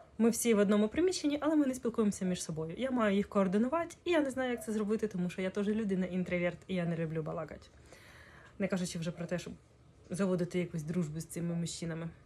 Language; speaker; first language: Ukrainian; non-native, local second language; Russian